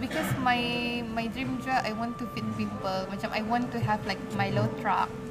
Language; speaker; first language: English; non-native, local second language; Malay